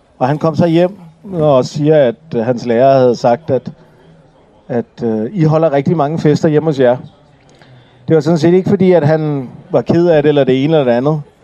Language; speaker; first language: Danish; early bilingual, other home language; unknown